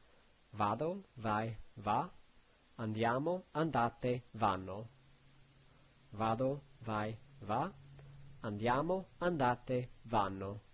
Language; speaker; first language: Italian; non-native, learner; English